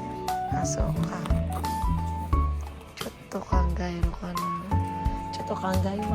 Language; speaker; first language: Japanese; non-native, fluent; Filipino